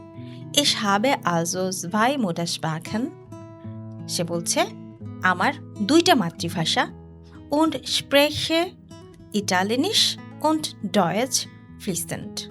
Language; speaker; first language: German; non-native, learner; Bangla